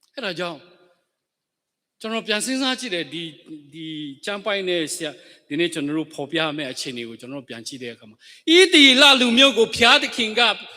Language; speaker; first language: Burmese; non-native, local second language; S'gaw Karen